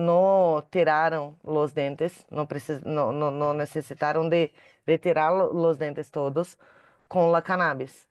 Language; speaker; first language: Spanish; non-native, learner; Portuguese